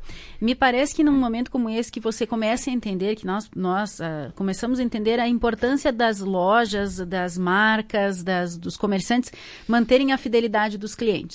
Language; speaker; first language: Portuguese; native; Portuguese